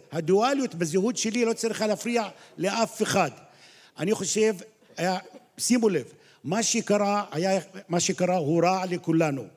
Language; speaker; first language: Hebrew; non-native, local second language; Arabic